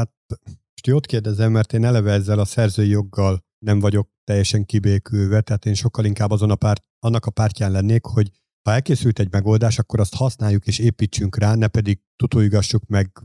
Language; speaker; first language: Hungarian; native; Hungarian